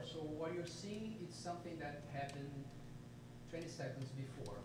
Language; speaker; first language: English; non-native, fluent; Portuguese